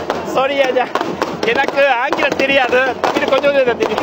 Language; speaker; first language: Tamil; non-native, learner; Japanese